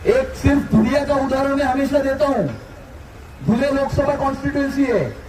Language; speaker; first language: Hindi; non-native, local second language; Marathi